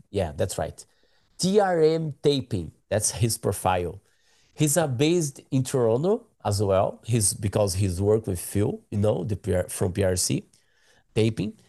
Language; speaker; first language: English; non-native, learner; Portuguese